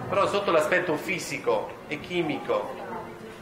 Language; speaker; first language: Italian; native; Italian